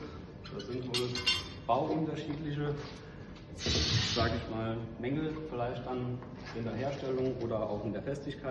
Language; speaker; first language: German; native; German